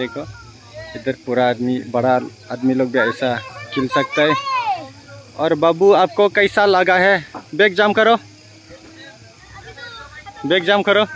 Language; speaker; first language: Hindi; non-native, local second language; Bodo